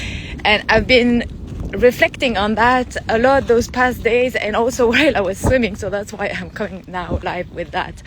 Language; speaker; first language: English; non-native, fluent; French